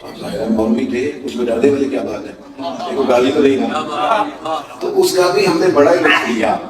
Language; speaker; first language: Urdu; non-native, local second language; Punjabi